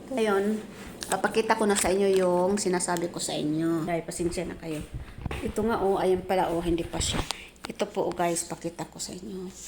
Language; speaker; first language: Filipino; non-native, local second language; Bikol